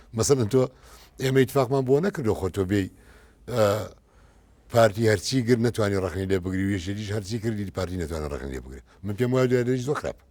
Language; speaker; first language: Central Kurdish; native; Central Kurdish